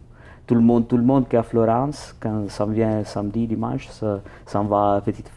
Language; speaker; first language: French; non-native, learner; Italian